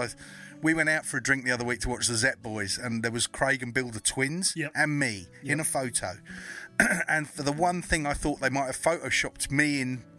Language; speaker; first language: English; native; English